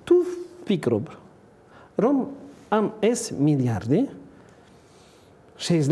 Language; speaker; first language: Georgian; non-native, learner; French